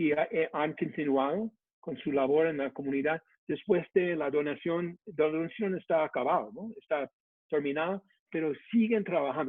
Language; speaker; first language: Spanish; non-native, fluent; English